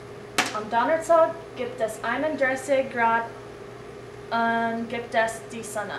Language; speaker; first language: German; non-native, learner; English